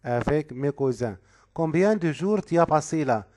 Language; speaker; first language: French; non-native, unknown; Arabic